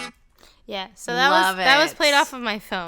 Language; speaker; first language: English; native; English